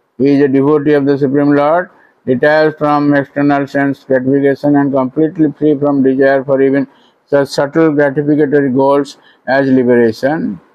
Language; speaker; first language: English; non-native, local second language; Odia